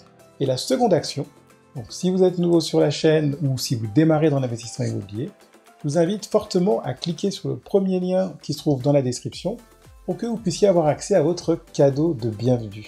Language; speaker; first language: French; native; French